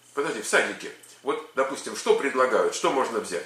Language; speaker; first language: Russian; native; Russian